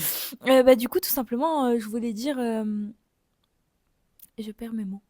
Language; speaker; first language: French; native; French